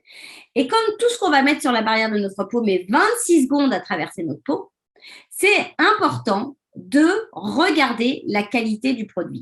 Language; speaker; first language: French; native; French